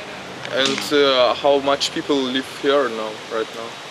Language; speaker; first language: English; non-native, learner; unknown